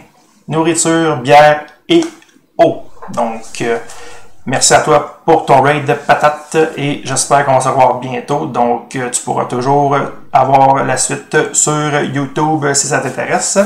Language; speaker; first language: French; native; French